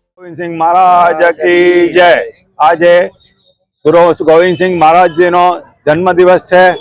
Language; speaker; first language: Gujarati; native; Gujarati